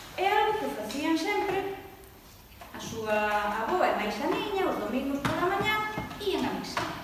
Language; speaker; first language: Galician; early bilingual, other home language; Spanish